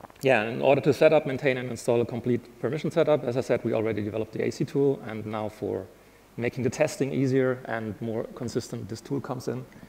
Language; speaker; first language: English; non-native, fluent; German